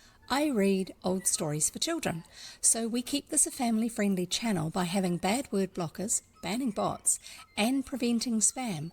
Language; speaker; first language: English; native; English